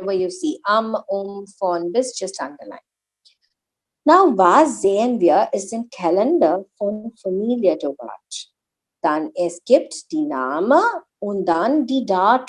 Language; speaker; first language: German; non-native, learner; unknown